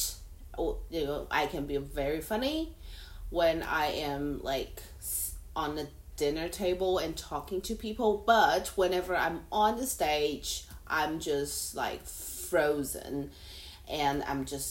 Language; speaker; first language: English; non-native, fluent; Chinese